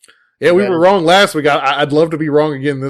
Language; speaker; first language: English; native; English